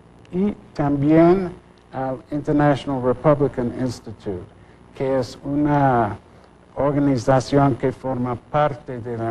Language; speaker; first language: Spanish; non-native, fluent; English